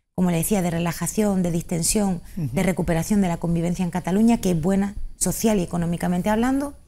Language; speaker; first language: Spanish; native; Spanish